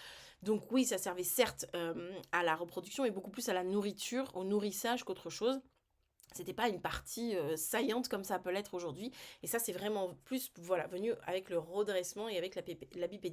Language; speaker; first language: French; native; French